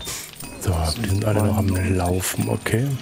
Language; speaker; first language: German; native; German